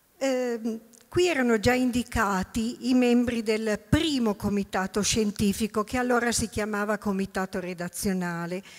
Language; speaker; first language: Italian; native; Italian